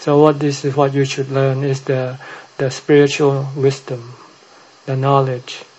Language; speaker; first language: English; non-native, fluent; Thai